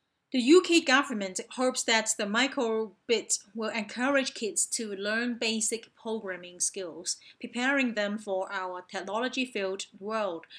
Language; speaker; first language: English; non-native, local second language; Cantonese